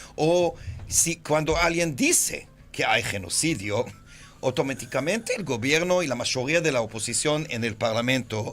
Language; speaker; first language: Spanish; non-native, fluent; Hebrew